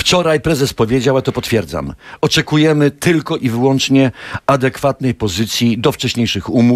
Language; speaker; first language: Polish; native; Polish